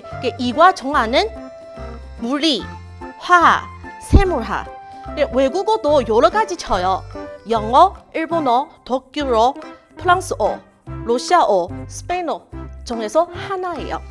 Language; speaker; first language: Korean; non-native, learner; Chinese